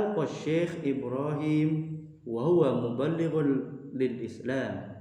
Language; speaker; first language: Arabic; non-native, fluent; Indonesian